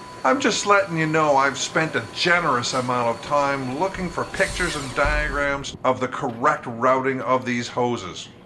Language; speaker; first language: English; native; English